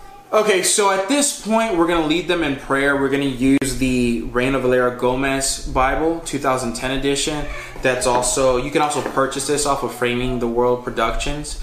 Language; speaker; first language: English; early bilingual, other home language; Spanish